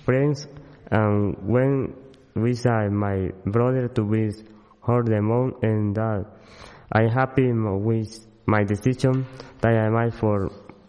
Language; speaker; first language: English; non-native, fluent; Spanish